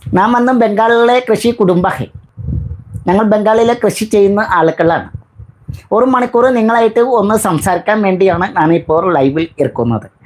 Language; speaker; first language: Malayalam; non-native, learner; Bangla